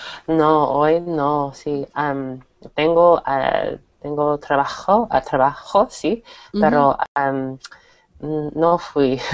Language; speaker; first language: Spanish; non-native, learner; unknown